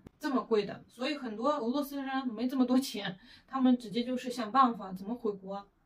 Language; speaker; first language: Chinese; non-native, fluent; Russian